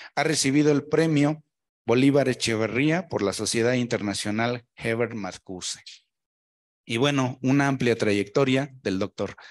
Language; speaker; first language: Spanish; native; Spanish